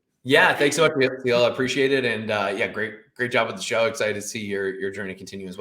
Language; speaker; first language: English; native; English